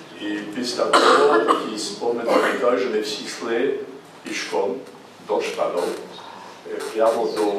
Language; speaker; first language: Ukrainian; early bilingual, heritage; Ukrainian